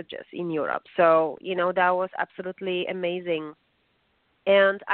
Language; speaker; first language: English; non-native, fluent; Polish